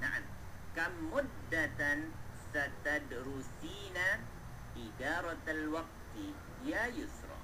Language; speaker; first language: Arabic; non-native, fluent; Malay